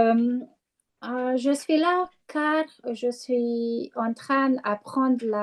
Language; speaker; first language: French; non-native, fluent; Hungarian